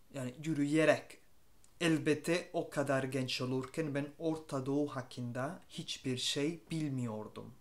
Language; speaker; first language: Turkish; non-native, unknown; Spanish